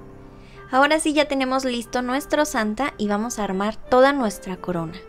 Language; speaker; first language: Spanish; native; Spanish